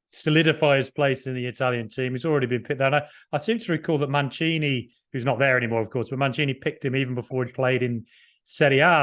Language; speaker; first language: English; native; English